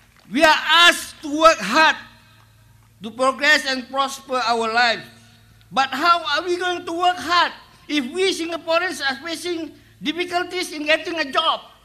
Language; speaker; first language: English; non-native, local second language; Malay